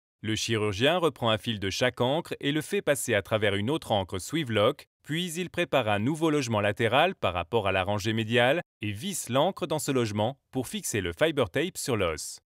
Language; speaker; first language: French; native; French